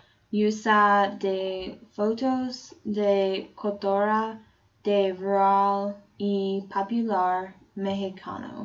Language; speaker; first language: Spanish; non-native, learner; English